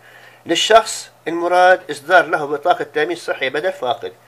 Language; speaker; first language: Arabic; native; Arabic